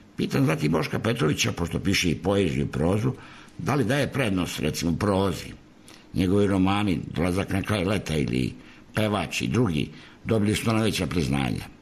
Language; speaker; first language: Serbian; native; Serbian